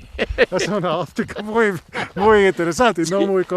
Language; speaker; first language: Spanish; non-native, learner; English